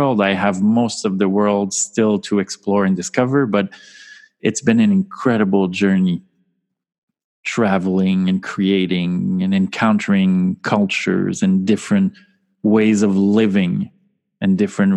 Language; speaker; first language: English; non-native, fluent; French